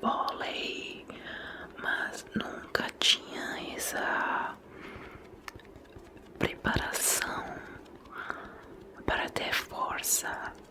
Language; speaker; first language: Portuguese; non-native, fluent; Italian